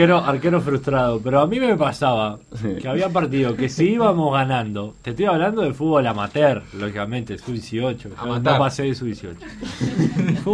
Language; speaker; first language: Spanish; native; Spanish